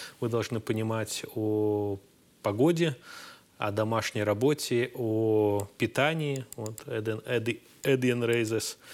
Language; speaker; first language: Russian; native; Russian